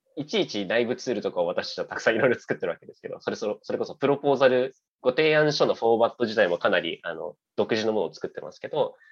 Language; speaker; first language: Japanese; native; Japanese